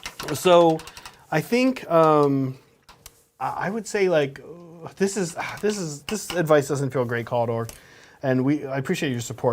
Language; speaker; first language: English; native; English